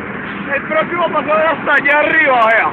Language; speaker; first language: Spanish; native; Spanish